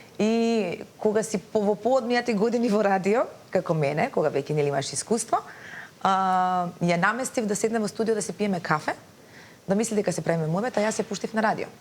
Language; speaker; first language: Macedonian; native; Macedonian